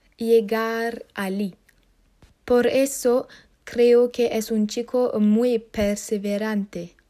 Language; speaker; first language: Spanish; non-native, learner; French